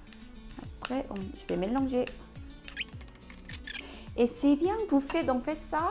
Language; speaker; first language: French; non-native, learner; Korean